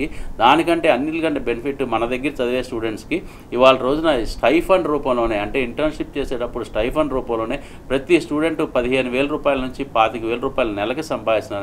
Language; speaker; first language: Telugu; native; Telugu